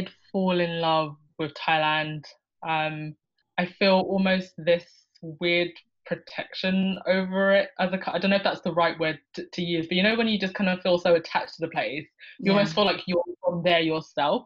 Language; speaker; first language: English; native; English